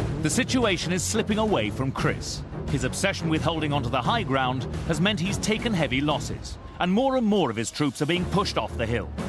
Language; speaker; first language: English; native; English